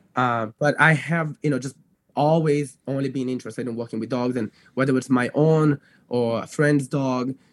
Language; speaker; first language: English; non-native, fluent; Portuguese